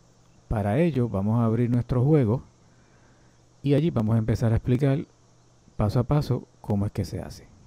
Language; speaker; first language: Spanish; native; Spanish